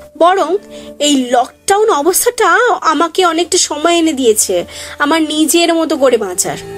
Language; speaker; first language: Bangla; native; Bangla